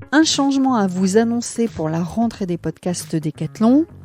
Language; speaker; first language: French; native; French